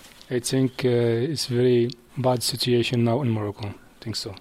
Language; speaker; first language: English; non-native, learner; Arabic